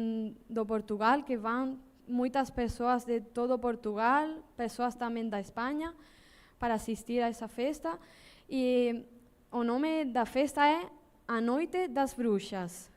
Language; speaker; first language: Portuguese; non-native, learner; Spanish